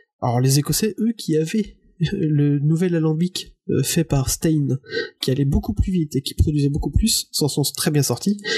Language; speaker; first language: French; native; French